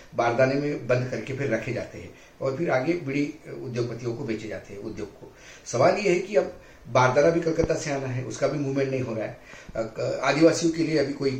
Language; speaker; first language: Hindi; non-native, local second language; Marathi